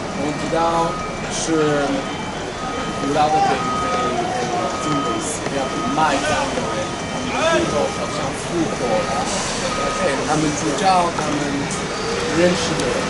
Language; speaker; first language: Chinese; non-native, fluent; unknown